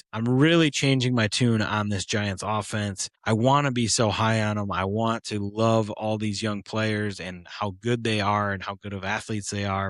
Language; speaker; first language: English; native; English